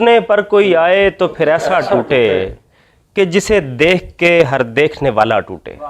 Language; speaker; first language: Urdu; native; Urdu